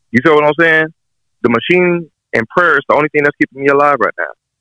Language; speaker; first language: English; native; English